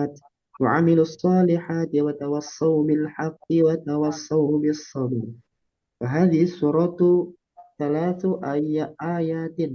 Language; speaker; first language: Arabic; non-native, learner; Indonesian